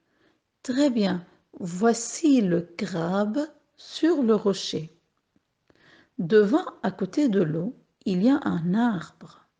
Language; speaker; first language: French; non-native, local second language; Arabic